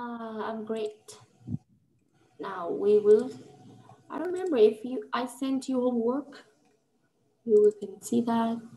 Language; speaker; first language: English; non-native, fluent; Vietnamese